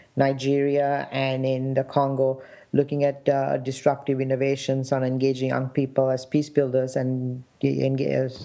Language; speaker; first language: English; non-native, local second language; Sinhala